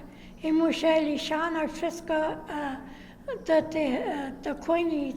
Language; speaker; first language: Polish; early bilingual, heritage; Polish